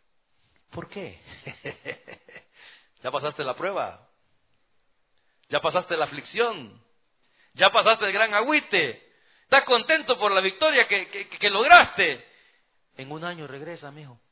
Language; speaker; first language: Spanish; native; Spanish